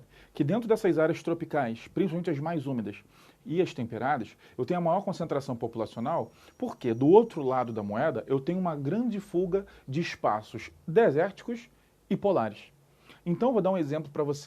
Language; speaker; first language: Portuguese; native; Portuguese